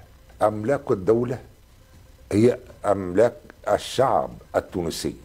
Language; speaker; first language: Arabic; native; Arabic